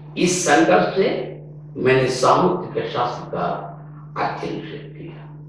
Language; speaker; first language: Hindi; non-native, local second language; Telugu